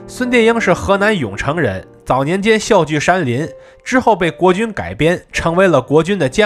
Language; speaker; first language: Chinese; native; Chinese